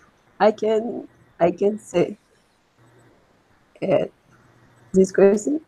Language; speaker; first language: English; non-native, learner; Spanish